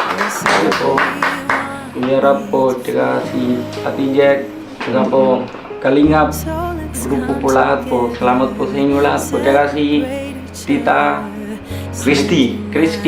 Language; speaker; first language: Filipino; non-native, learner; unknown